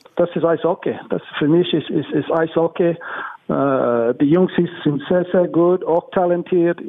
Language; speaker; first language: German; non-native, learner; English